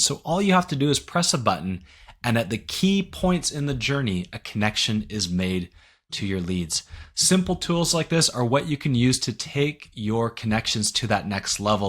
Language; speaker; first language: English; native; English